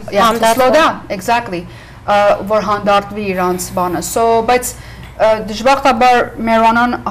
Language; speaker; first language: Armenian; early bilingual, heritage; Armenian